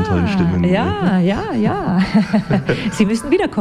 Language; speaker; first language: German; native; German